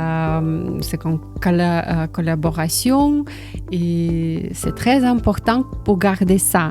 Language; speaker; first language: French; non-native, learner; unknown